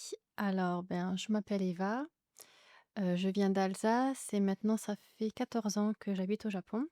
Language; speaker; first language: French; native; French